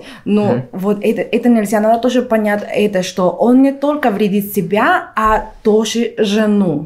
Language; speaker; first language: Russian; non-native, fluent; Spanish